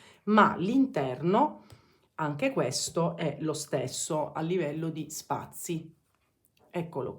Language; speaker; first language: Italian; native; Italian